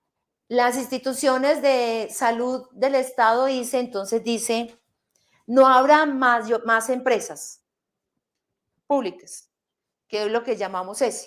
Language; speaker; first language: Spanish; native; Spanish